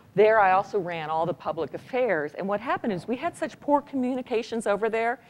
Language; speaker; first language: English; native; English